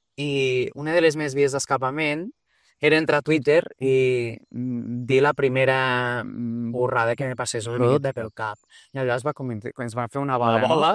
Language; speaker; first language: Catalan; early bilingual, other home language; Portuguese